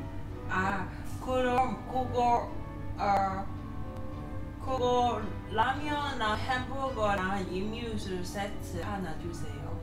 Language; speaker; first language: Korean; non-native, learner; Cantonese